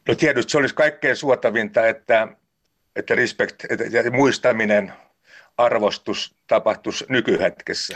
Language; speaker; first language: Finnish; native; Finnish